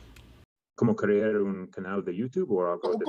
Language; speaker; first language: Spanish; non-native, learner; English